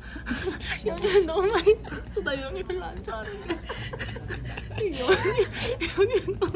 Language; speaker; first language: Korean; early bilingual, heritage; Korean